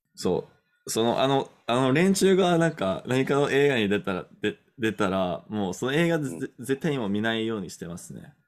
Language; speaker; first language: Japanese; non-native, fluent; English